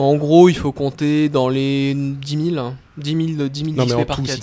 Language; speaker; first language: French; native; French